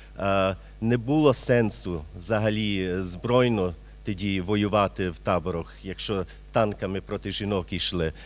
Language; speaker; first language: Ukrainian; early bilingual, heritage; Ukrainian